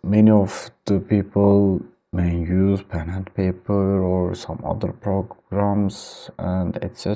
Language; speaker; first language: English; non-native, fluent; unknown